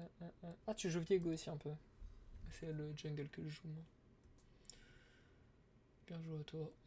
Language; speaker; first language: French; native; French